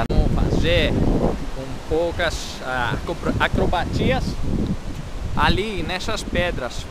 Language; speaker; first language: Portuguese; non-native, learner; Greek